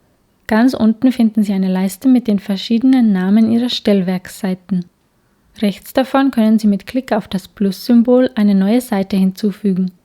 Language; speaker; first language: German; native; German